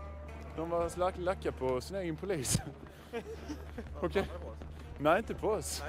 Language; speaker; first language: Swedish; native; Swedish